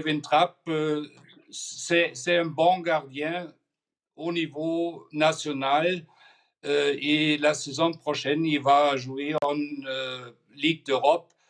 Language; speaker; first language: French; non-native, fluent; German